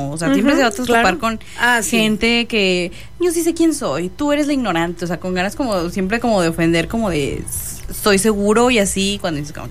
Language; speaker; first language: Spanish; native; Spanish